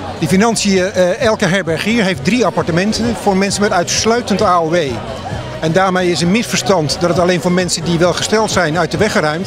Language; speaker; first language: Dutch; native; Dutch